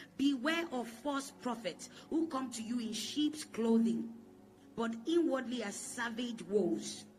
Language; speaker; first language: English; non-native, local second language; Igbo